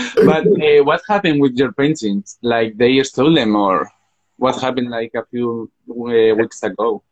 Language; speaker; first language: English; non-native, fluent; Spanish